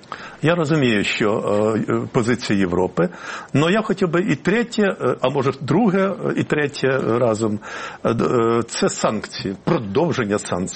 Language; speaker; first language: Ukrainian; native; Ukrainian